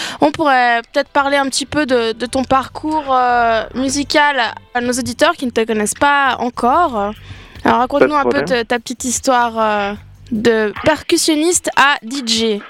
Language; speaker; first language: French; native; French